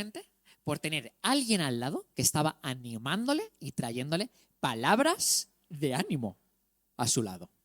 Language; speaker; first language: Spanish; native; Spanish